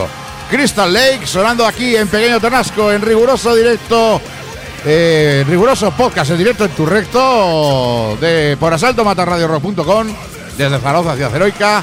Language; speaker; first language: Spanish; native; Spanish